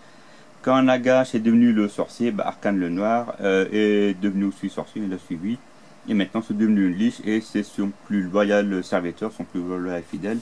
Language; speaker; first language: French; native; French